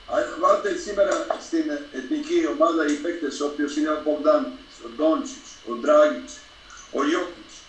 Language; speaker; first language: Greek; non-native, fluent; Serbian